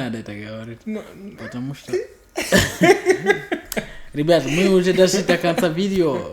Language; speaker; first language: Russian; non-native, fluent; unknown